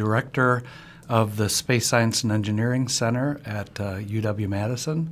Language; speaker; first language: English; native; English